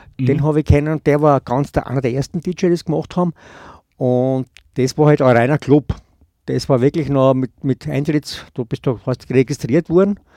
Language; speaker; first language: German; native; German